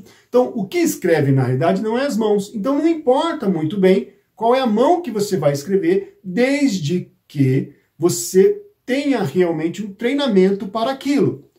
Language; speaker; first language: Portuguese; native; Portuguese